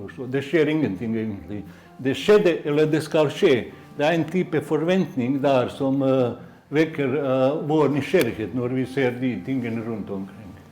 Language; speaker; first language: Norwegian; non-native, fluent; Bosnian